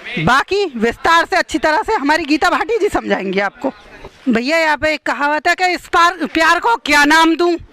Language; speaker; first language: Hindi; native; Hindi